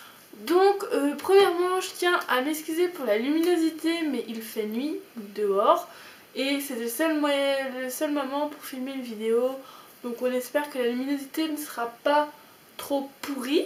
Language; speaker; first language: French; native; French